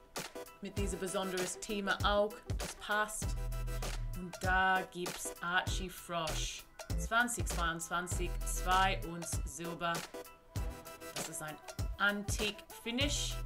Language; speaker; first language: German; non-native, learner; English